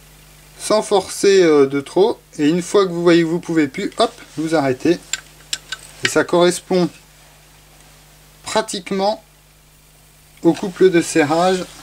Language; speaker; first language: French; native; French